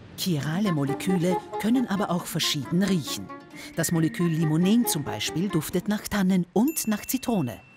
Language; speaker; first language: German; native; German